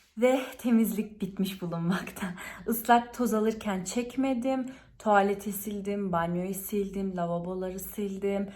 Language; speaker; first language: Turkish; early bilingual, heritage; Turkish